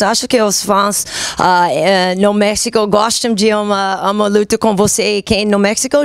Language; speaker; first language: Portuguese; non-native, learner; English